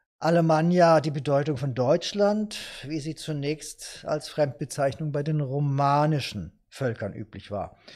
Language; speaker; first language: German; native; German